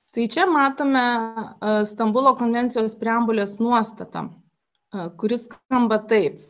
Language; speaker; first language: Lithuanian; native; Lithuanian